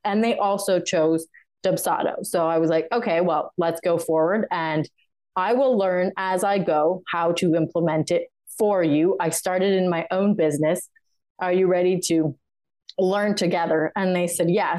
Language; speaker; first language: English; non-native, fluent; French